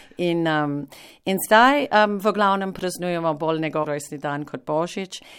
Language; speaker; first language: Slovenian; non-native, fluent; English